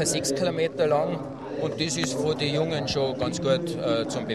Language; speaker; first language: German; native; German